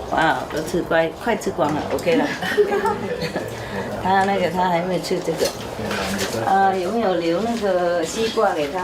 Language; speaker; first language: Chinese; non-native, fluent; Vietnamese